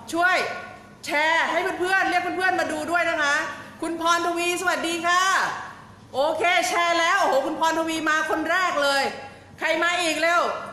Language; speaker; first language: Thai; native; Thai